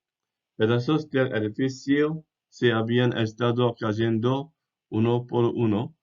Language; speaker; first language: Spanish; non-native, fluent; English